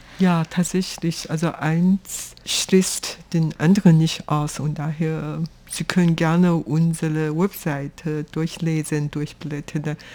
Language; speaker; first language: German; non-native, fluent; Chinese